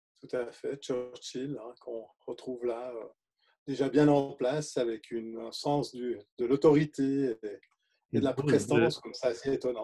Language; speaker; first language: French; native; French